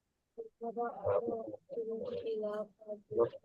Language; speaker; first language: Arabic; non-native, learner; Bangla